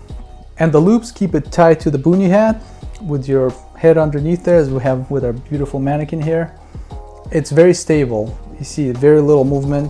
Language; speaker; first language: English; native; English